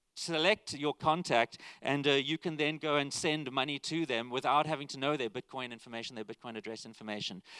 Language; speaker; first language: English; native; English